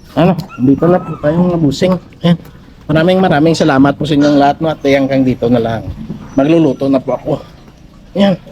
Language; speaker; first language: Filipino; non-native, local second language; Hiligaynon